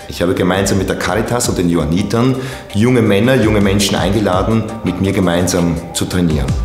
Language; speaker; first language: German; native; German